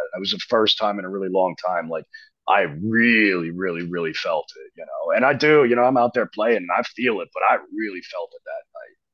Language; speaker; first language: English; native; English